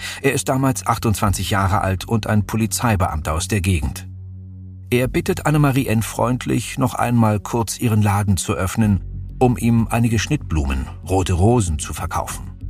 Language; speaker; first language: German; native; German